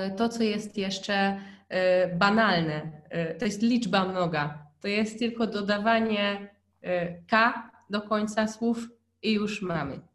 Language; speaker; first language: Polish; non-native, fluent; Hungarian